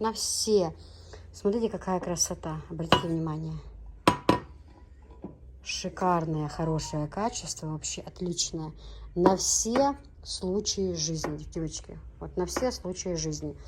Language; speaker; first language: Russian; non-native, local second language; Chechen